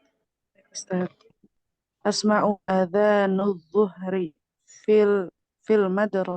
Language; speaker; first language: Arabic; non-native, learner; Indonesian